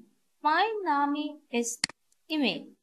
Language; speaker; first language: German; non-native, learner; Arabic